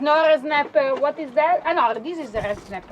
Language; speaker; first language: English; non-native, learner; Spanish